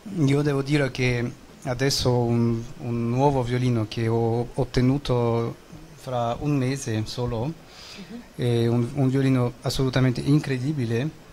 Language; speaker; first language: Italian; non-native, fluent; French